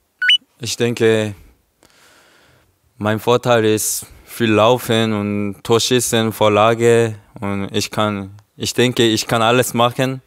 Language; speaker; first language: German; non-native, learner; Korean